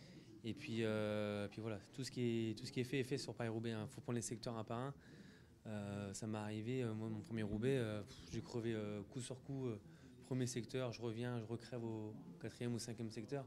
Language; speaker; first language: French; native; French